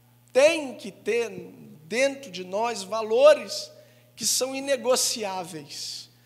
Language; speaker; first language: Portuguese; native; Portuguese